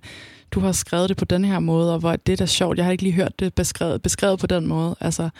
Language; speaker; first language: Danish; native; Danish